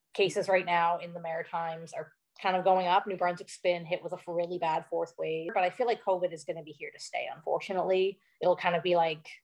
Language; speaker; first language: English; native; English